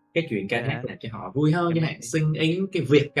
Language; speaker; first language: Vietnamese; native; Vietnamese